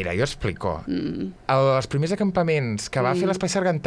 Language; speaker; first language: Catalan; native; Catalan